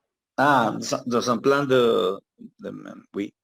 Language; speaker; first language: French; non-native, learner; Spanish